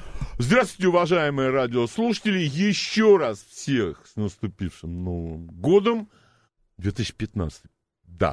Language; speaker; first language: Russian; native; Russian